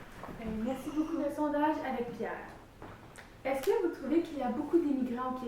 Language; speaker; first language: French; native; French